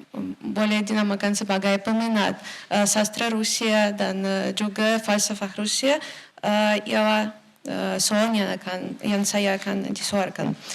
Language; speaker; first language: Indonesian; non-native, fluent; Russian